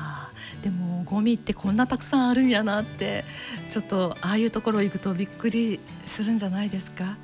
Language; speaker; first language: Japanese; native; Japanese